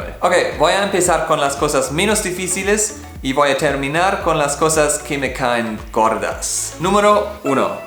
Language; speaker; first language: Spanish; non-native, fluent; German